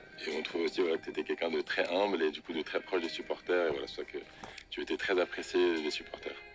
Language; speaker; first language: French; native; French